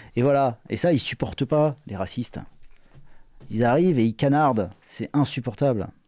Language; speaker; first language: French; native; French